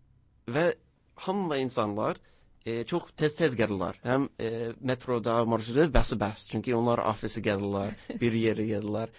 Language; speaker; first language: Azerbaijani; non-native, learner; English